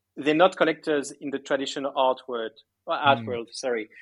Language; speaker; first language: English; early bilingual, other home language; Greek